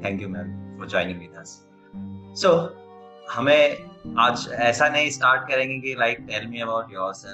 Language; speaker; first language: English; non-native, local second language; Hindi